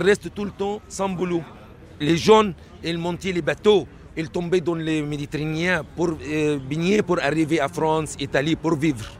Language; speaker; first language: French; non-native, learner; Arabic